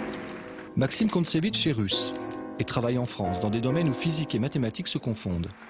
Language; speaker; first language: French; native; French